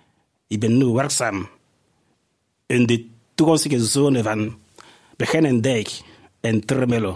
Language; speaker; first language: Dutch; non-native, fluent; Igbo